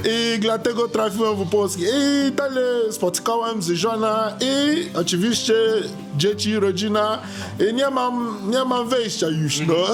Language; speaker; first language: Polish; non-native, learner; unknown